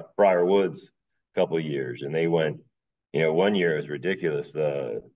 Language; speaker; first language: English; native; English